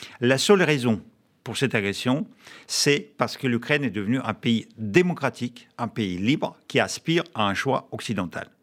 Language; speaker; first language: French; non-native, fluent; Russian